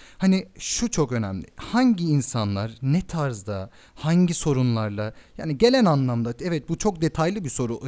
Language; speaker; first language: Turkish; early bilingual, heritage; Turkish